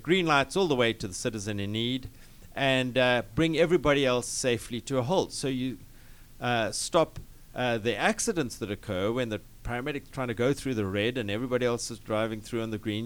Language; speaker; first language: English; native; English